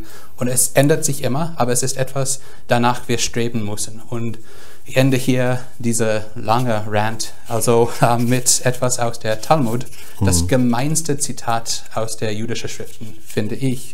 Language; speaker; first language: German; non-native, fluent; English